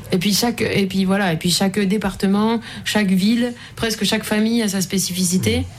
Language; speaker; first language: French; native; French